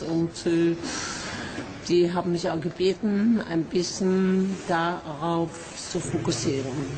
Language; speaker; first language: German; non-native, fluent; Norwegian